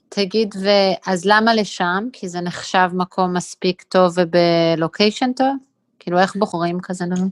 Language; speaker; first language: Hebrew; native; Hebrew